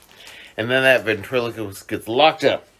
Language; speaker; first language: English; native; English